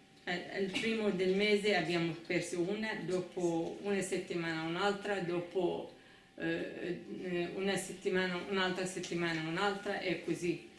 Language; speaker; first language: Italian; non-native, fluent; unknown